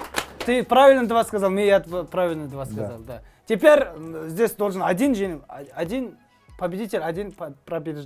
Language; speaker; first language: Russian; non-native, learner; Kazakh